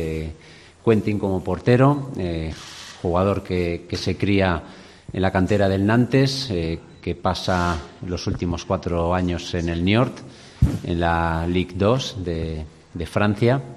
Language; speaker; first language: Spanish; native; Spanish